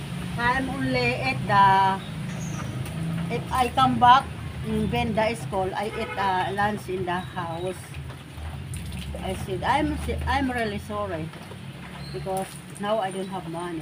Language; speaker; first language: English; non-native, learner; Filipino